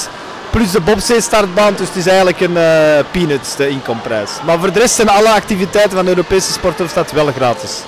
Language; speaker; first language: Dutch; native; Dutch